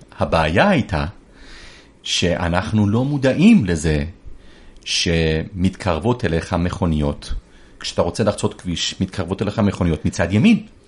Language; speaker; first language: Hebrew; early bilingual, other home language; Persian